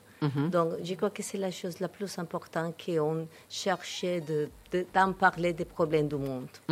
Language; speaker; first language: French; non-native, fluent; Spanish